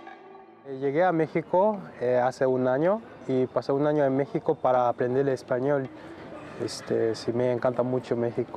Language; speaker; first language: Spanish; non-native, learner; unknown